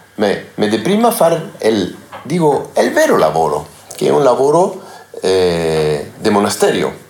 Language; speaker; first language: Italian; non-native, learner; Spanish